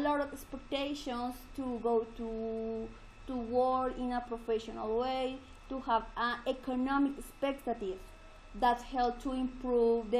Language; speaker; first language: English; non-native, learner; Spanish